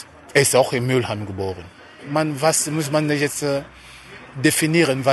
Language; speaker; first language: German; non-native, fluent; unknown